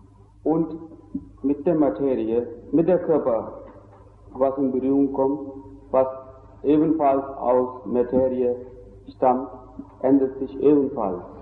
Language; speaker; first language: German; non-native, fluent; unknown